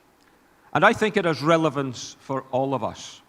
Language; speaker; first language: English; native; English